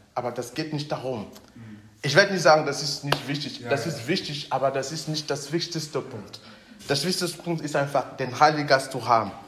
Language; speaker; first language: German; non-native, fluent; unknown